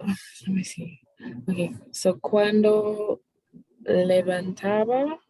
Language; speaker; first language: Spanish; non-native, learner; English